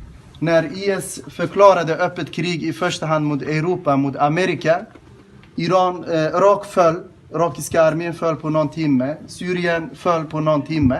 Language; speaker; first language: Swedish; non-native, fluent; Kurdish